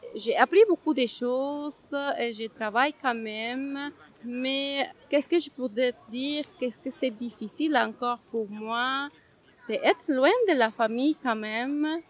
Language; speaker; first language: French; non-native, fluent; Spanish